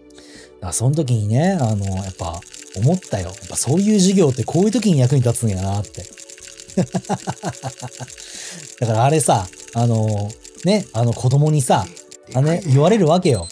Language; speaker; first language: Japanese; native; Japanese